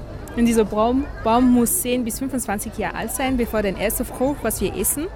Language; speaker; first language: German; non-native, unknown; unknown